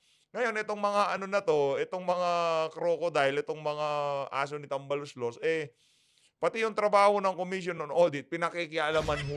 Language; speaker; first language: Filipino; native; Filipino